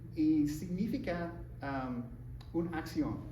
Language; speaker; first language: Spanish; non-native, learner; English